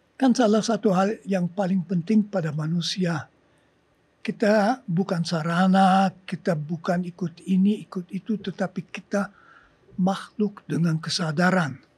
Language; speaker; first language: Indonesian; non-native, fluent; German